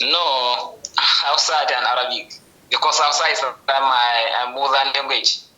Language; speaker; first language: English; non-native, learner; Hausa